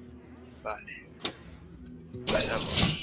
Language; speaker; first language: Spanish; native; Spanish